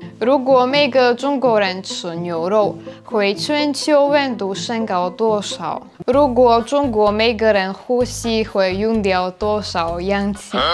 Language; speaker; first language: Chinese; non-native, fluent; Slovak